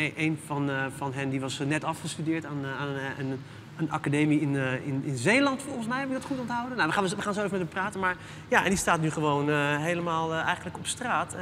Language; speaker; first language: Dutch; native; Dutch